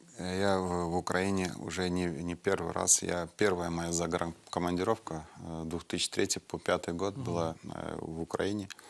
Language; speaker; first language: Russian; non-native, local second language; Azerbaijani